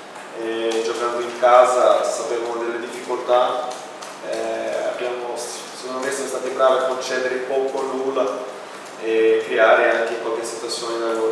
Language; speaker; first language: Italian; non-native, fluent; Portuguese